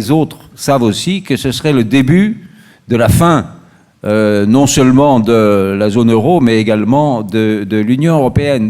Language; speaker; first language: French; native; French